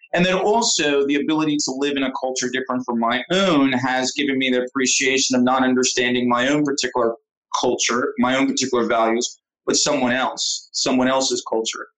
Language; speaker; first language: English; native; English